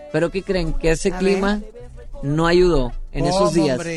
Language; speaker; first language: Spanish; native; Spanish